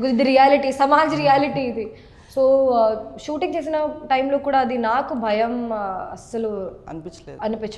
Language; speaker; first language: Telugu; non-native, local second language; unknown